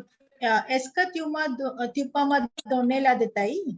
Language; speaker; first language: French; non-native, learner; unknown